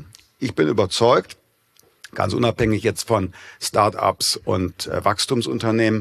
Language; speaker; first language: German; native; German